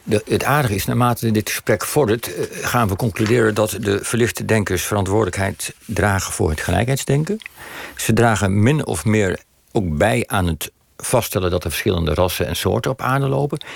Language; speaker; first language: Dutch; native; Dutch